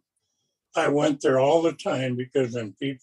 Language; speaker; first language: English; native; English